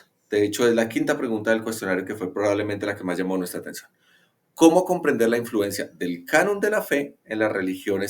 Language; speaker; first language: Spanish; native; Spanish